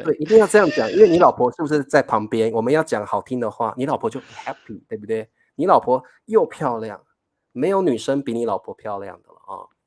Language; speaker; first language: Chinese; native; Chinese